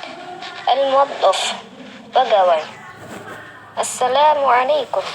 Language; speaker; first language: Arabic; non-native, learner; Indonesian